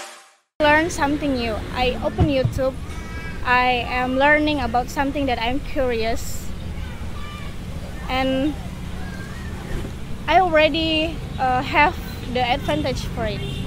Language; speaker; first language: English; non-native, learner; Indonesian